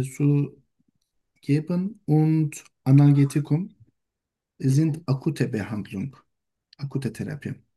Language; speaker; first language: German; non-native, learner; Turkish